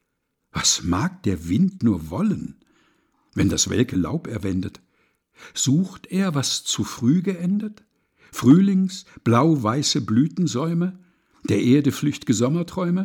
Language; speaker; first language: German; native; German